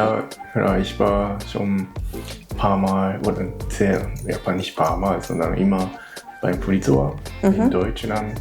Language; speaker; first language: German; non-native, learner; Japanese